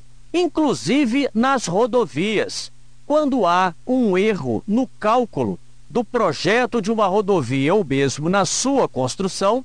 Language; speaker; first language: Portuguese; native; Portuguese